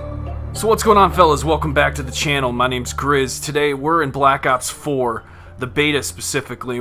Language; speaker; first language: English; native; English